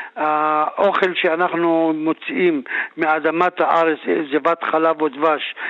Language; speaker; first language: Hebrew; native; Hebrew